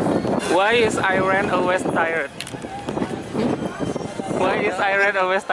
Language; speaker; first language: English; non-native, learner; Indonesian